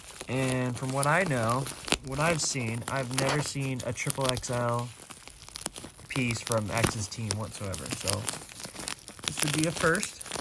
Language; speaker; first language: English; native; English